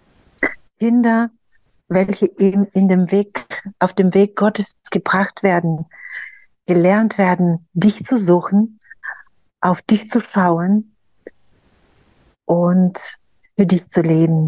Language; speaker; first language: German; non-native, fluent; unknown